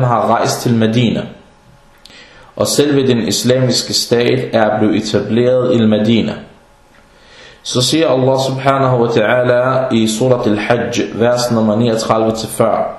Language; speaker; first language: Danish; early bilingual, other home language; Arabic